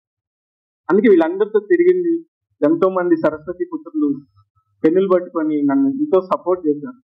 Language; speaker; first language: Telugu; native; Telugu